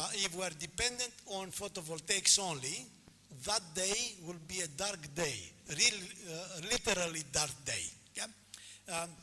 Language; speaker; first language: English; non-native, fluent; Greek